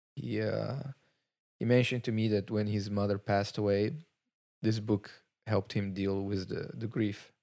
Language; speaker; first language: English; non-native, fluent; Portuguese